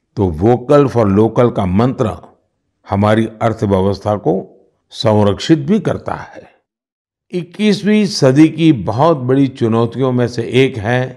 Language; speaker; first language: Hindi; non-native, local second language; Gujarati